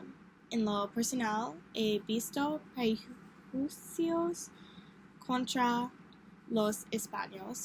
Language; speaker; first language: Spanish; non-native, learner; English